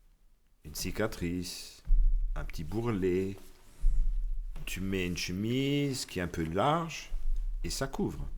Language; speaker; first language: French; non-native, local second language; Luxembourgish